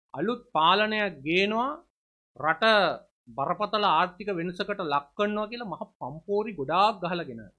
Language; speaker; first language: Sinhala; native; Sinhala